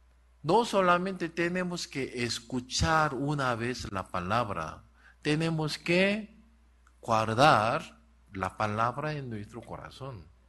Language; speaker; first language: Spanish; non-native, learner; Korean